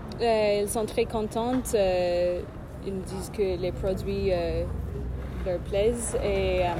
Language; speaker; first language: French; non-native, fluent; English